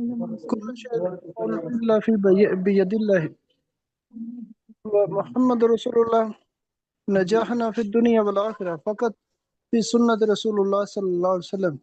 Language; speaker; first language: Arabic; non-native, learner; Urdu